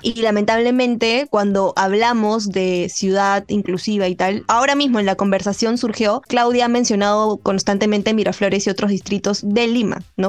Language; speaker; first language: Spanish; native; Spanish